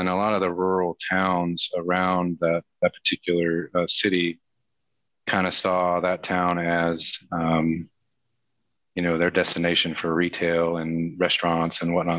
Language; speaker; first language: English; native; English